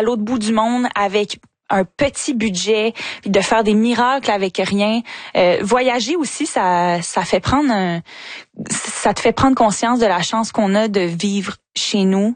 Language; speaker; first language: French; native; French